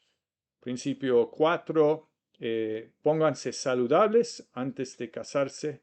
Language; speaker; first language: Spanish; non-native, fluent; English